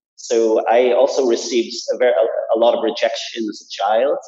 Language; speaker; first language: English; native; English